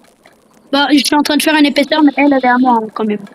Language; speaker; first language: French; native; French